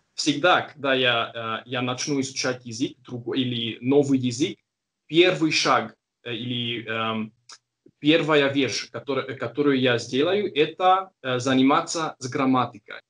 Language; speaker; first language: Russian; non-native, learner; Hungarian